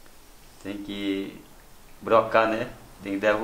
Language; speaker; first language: Portuguese; non-native, local second language; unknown